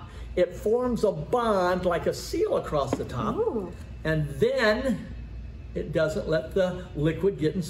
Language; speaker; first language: English; native; English